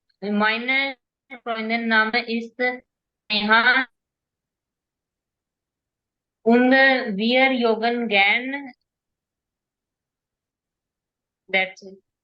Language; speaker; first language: German; non-native, learner; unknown